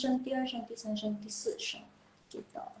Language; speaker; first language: Chinese; non-native, fluent; Indonesian